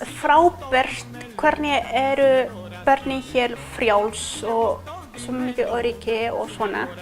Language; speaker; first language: Icelandic; non-native, fluent; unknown